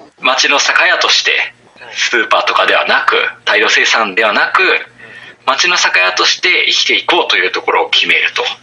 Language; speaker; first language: Japanese; native; Japanese